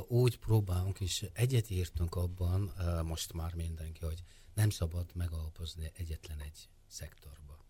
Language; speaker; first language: Hungarian; non-native, fluent; Mongolian